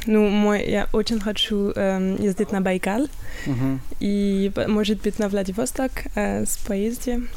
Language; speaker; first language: Russian; non-native, learner; French